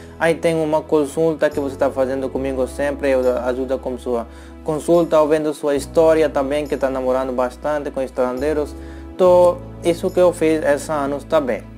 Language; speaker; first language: Portuguese; non-native, learner; Hindi